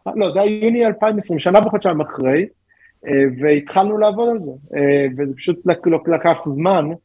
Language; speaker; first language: Hebrew; native; Hebrew